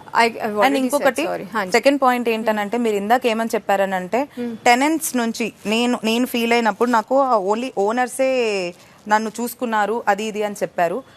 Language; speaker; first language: Telugu; native; Telugu